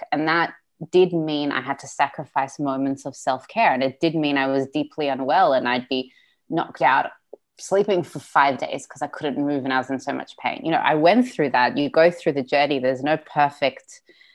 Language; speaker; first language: English; non-native, local second language; Russian